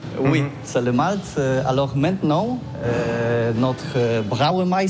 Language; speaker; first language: French; non-native, learner; Polish